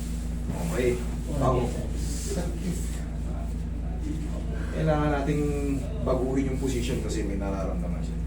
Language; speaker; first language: Filipino; native; Filipino